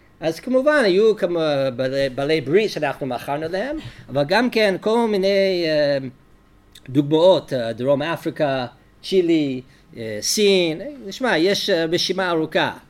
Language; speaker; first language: Hebrew; non-native, fluent; English